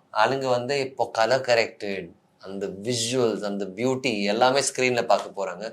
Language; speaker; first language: Tamil; non-native, fluent; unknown